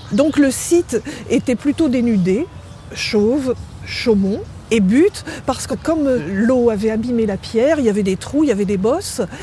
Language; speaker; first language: French; native; French